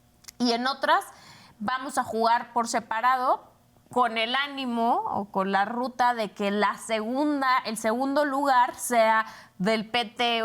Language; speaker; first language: Spanish; native; Spanish